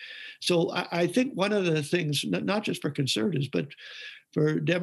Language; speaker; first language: English; native; English